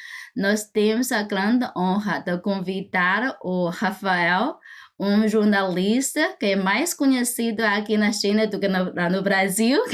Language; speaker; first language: Portuguese; non-native, fluent; Chinese